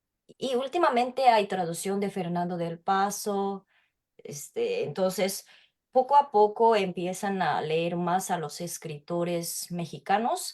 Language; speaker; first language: Spanish; non-native, fluent; Japanese